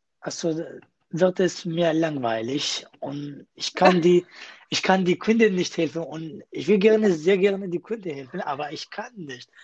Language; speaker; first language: German; non-native, learner; Kurdish